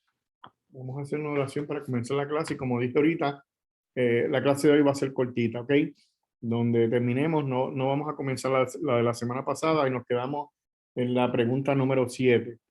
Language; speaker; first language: Spanish; native; Spanish